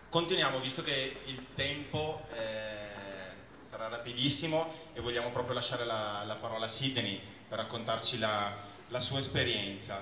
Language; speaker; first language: Italian; native; Italian